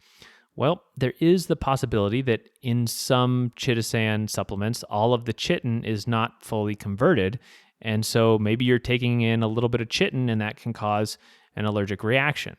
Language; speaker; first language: English; native; English